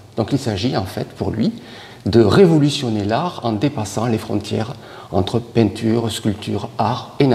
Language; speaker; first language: French; native; French